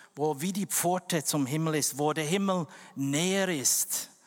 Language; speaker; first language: German; non-native, fluent; Indonesian